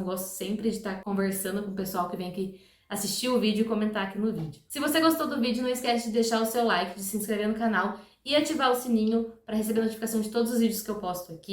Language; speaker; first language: Portuguese; native; Portuguese